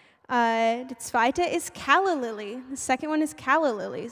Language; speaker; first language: German; non-native, learner; English